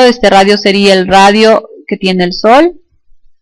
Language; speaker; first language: Spanish; native; Spanish